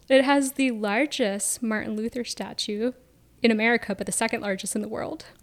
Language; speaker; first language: English; native; English